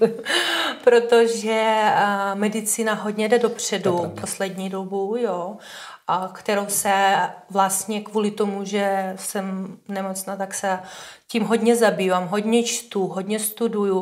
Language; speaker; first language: Czech; non-native, fluent; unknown